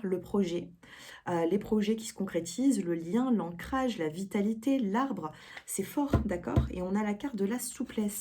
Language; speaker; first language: French; native; French